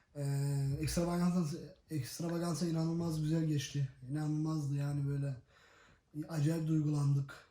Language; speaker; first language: Turkish; early bilingual, heritage; Turkish